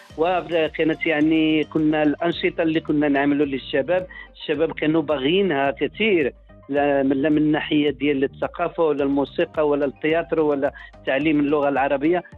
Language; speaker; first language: Arabic; early bilingual, heritage; Arabic